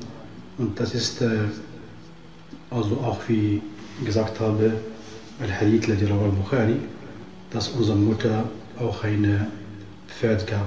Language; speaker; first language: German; non-native, fluent; Arabic